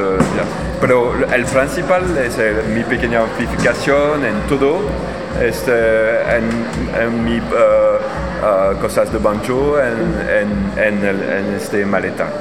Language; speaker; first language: Spanish; non-native, learner; French